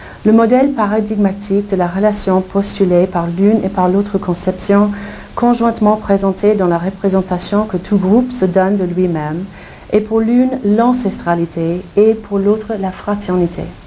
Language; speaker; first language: French; non-native, fluent; English